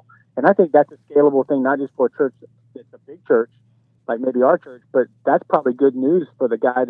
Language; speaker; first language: English; native; English